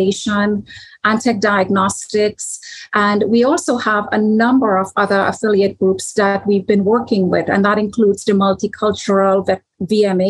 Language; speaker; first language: English; native; English